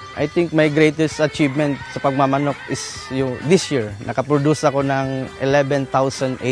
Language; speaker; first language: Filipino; non-native, local second language; Cebuano